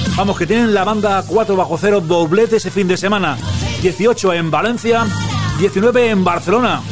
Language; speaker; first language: Spanish; native; Spanish